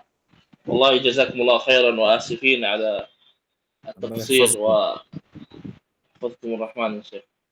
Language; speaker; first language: Arabic; non-native, fluent; Indonesian